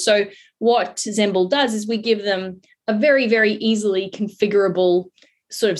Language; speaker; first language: English; native; English